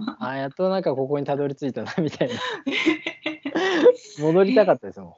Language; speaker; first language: Japanese; native; Japanese